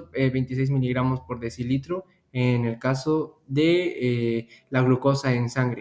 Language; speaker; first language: Spanish; native; Spanish